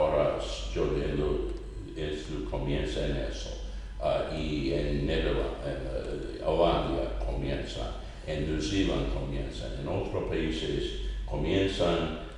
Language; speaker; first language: Spanish; non-native, fluent; English